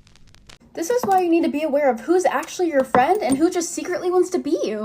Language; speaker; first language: English; native; English